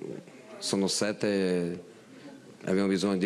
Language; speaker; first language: Italian; non-native, fluent; Portuguese